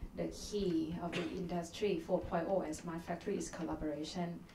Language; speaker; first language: English; non-native, fluent; Thai